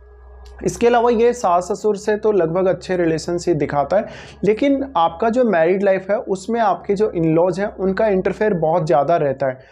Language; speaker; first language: Hindi; native; Hindi